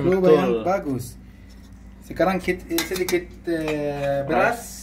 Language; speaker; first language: Indonesian; non-native, learner; Arabic